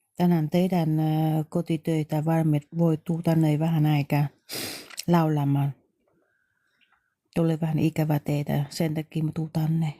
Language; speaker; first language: Finnish; non-native, learner; Vietnamese